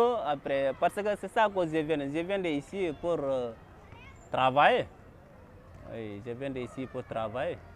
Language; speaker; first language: French; non-native, learner; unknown